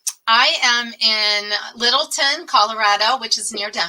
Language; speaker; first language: English; native; English